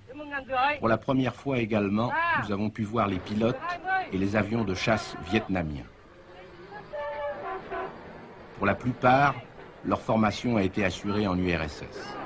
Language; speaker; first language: French; native; French